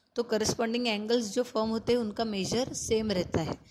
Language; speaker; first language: Hindi; non-native, local second language; Marathi